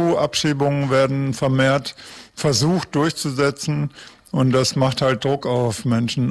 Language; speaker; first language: German; native; German